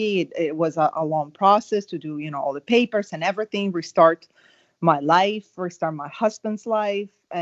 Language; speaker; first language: English; non-native, fluent; Italian